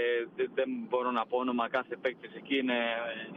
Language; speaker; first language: Greek; non-native, fluent; Spanish